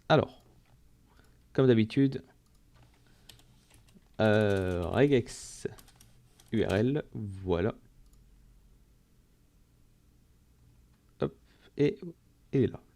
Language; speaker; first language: French; native; French